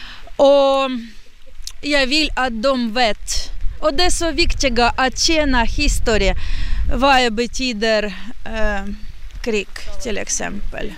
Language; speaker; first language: Swedish; non-native, learner; Ukrainian